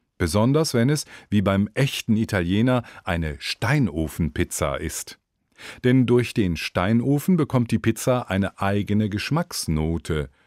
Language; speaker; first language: German; native; German